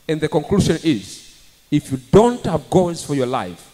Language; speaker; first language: English; non-native, local second language; Swahili